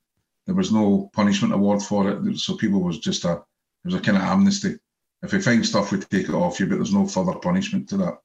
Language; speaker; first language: English; native; English